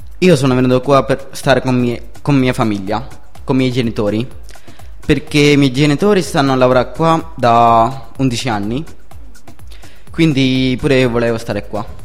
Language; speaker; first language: Italian; early bilingual, other home language; Hindi